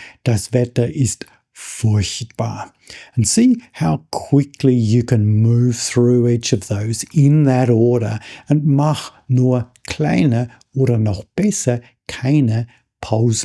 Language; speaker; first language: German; non-native, fluent; English